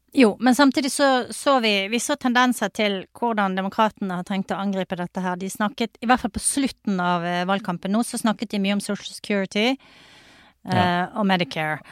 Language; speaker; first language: Norwegian; native; Norwegian